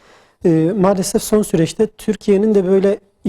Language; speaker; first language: Turkish; native; Turkish